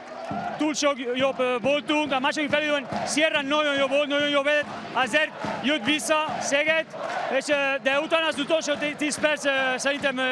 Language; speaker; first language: Hungarian; non-native, learner; Spanish